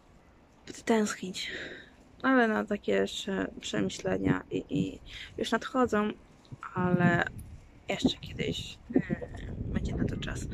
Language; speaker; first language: Polish; native; Polish